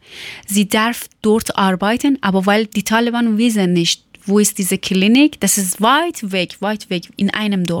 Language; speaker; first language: German; non-native, learner; Persian